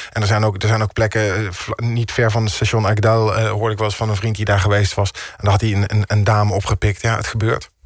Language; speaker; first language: Dutch; native; Dutch